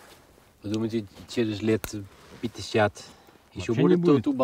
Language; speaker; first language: Russian; non-native, fluent; Dutch